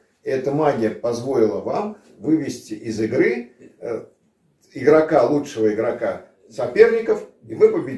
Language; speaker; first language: Russian; native; Russian